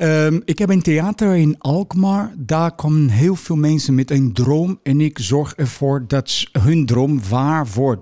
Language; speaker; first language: Dutch; non-native, fluent; Portuguese